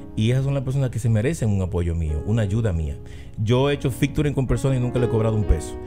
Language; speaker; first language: Spanish; native; Spanish